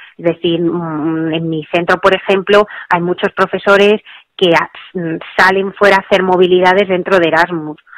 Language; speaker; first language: Spanish; native; Spanish